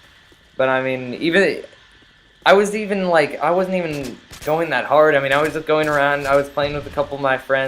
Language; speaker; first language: English; native; English